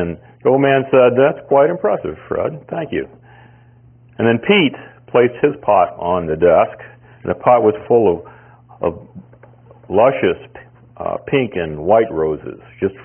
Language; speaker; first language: English; native; English